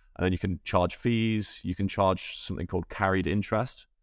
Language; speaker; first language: English; native; English